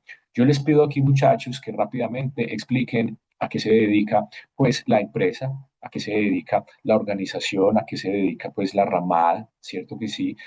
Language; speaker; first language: Spanish; native; Spanish